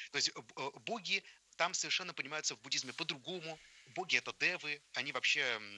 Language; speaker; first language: Russian; native; Russian